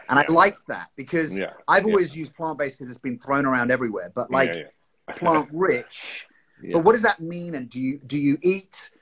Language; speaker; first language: English; native; English